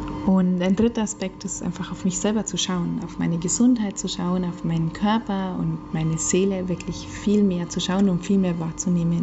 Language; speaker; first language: German; native; German